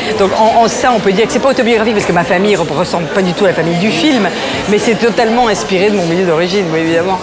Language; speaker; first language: French; native; French